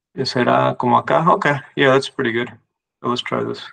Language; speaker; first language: Spanish; non-native, fluent; English